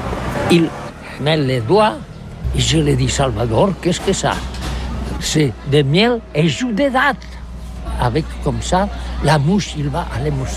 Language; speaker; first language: French; non-native, learner; Catalan